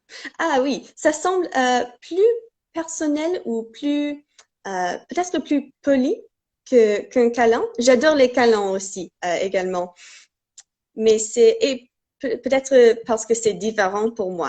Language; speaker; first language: French; non-native, fluent; English